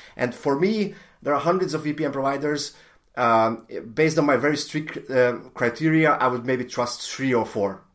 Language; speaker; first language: English; non-native, fluent; Hungarian